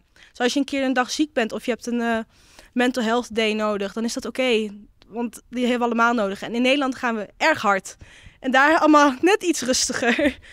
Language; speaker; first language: Dutch; native; Dutch